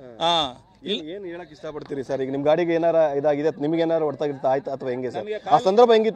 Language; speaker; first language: Kannada; native; Kannada